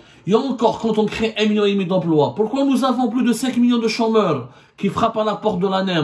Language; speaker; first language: French; non-native, local second language; Arabic